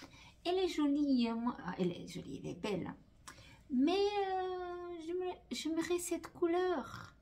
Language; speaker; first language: French; non-native, fluent; Portuguese